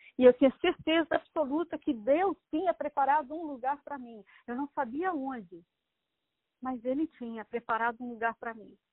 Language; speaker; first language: Portuguese; native; Portuguese